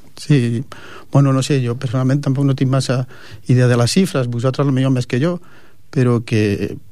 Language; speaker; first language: Catalan; non-native, local second language; Spanish